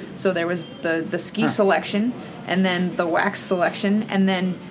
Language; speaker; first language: English; native; English